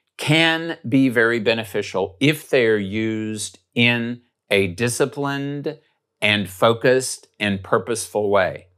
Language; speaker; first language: English; native; English